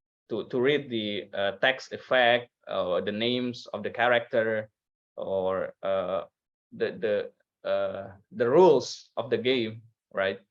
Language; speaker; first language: English; non-native, learner; Indonesian